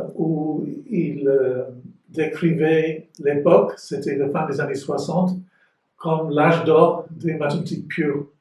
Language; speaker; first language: French; non-native, fluent; English